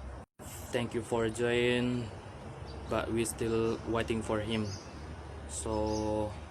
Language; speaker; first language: English; non-native, learner; Indonesian